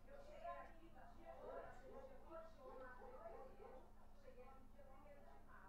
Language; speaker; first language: Portuguese; native; Portuguese